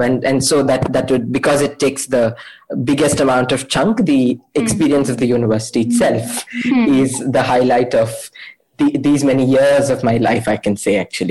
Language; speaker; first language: English; non-native, local second language; Kannada